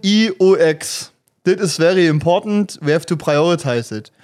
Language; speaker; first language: English; non-native, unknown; German